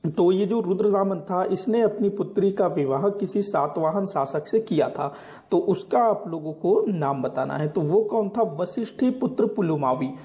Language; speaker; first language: Hindi; non-native, local second language; Marathi